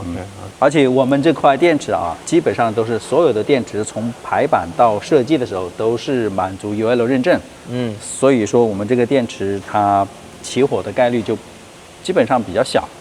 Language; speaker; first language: Chinese; native; Chinese